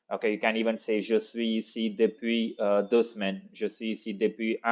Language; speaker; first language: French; non-native, fluent; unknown